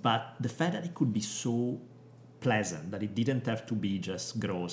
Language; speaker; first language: English; non-native, fluent; Italian